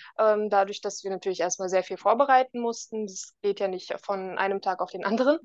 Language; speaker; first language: German; native; German